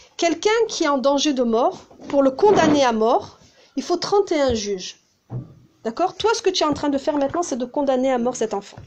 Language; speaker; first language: French; early bilingual, heritage; Hebrew